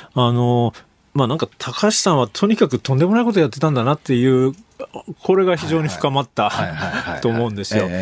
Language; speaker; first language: Japanese; native; Japanese